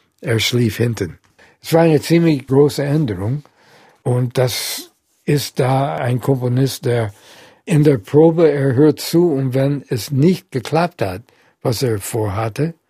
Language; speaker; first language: German; non-native, fluent; English